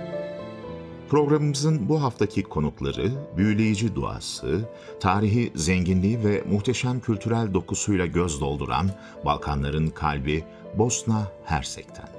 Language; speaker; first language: Turkish; native; Turkish